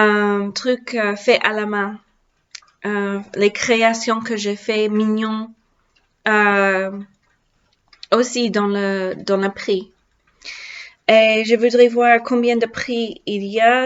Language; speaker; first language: French; non-native, learner; English